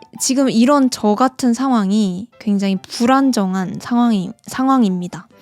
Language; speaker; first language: Korean; native; Korean